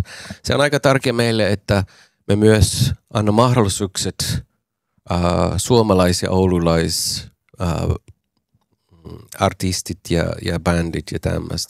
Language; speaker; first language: Finnish; non-native, fluent; English